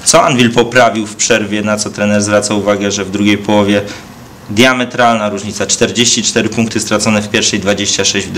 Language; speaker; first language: Polish; native; Polish